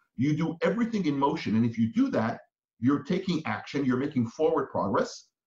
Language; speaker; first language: English; non-native, fluent; Hebrew